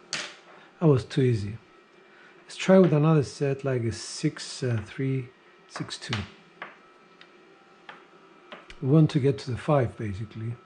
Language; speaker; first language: English; non-native, fluent; Greek